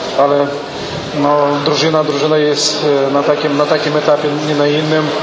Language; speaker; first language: Polish; non-native, fluent; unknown